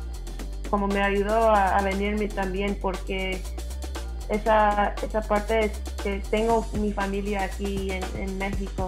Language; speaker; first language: Spanish; early bilingual, heritage; English